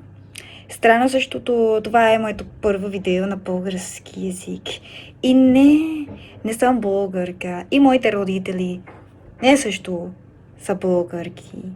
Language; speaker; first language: Bulgarian; non-native, learner; Spanish